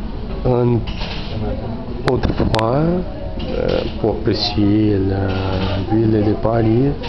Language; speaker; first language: French; non-native, learner; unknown